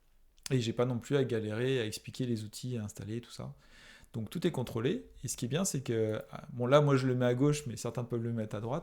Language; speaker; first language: French; native; French